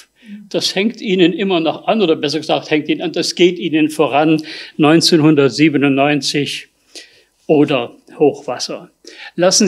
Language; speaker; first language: German; native; German